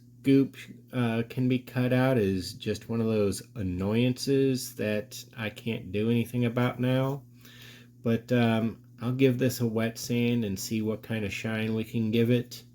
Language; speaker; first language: English; native; English